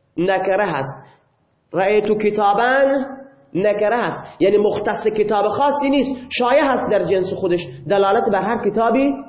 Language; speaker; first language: Persian; non-native, local second language; Baluchi